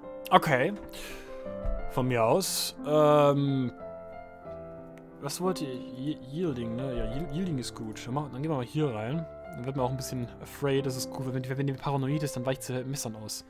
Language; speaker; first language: German; native; German